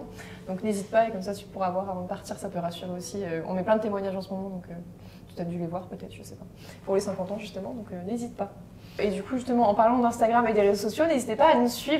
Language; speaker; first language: French; native; French